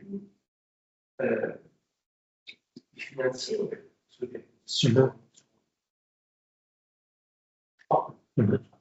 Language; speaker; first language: German; non-native, fluent; Italian